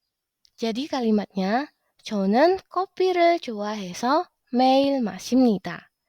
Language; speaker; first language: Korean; non-native, fluent; Indonesian